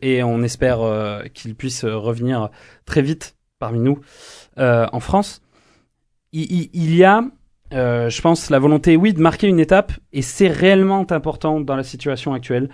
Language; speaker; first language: French; native; French